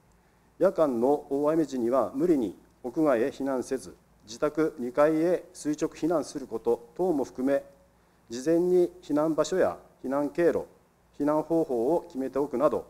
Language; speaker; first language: Japanese; native; Japanese